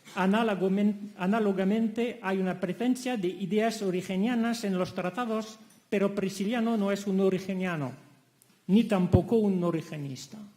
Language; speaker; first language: Spanish; non-native, fluent; French